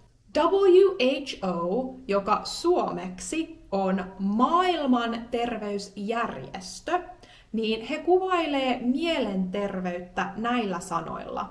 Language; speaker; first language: Finnish; native; Finnish